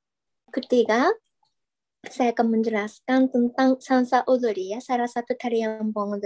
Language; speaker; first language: Indonesian; non-native, fluent; Japanese